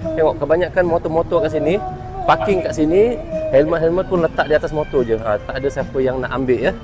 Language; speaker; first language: Malay; native; Malay